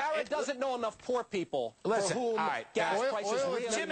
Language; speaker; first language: English; native; English